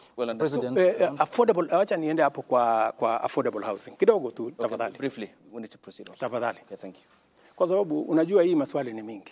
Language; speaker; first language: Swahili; non-native, local second language; Kalenjin